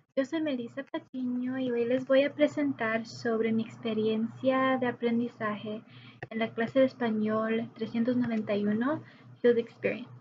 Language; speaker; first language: Spanish; early bilingual, heritage; Spanish